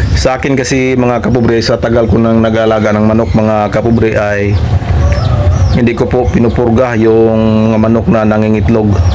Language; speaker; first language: Filipino; non-native, local second language; Cebuano